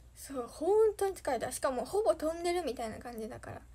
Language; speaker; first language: Japanese; native; Japanese